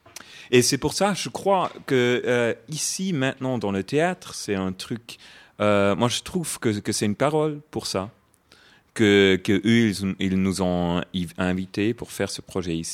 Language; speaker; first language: French; non-native, fluent; German